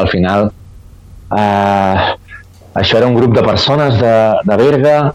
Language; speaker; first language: Catalan; native; Catalan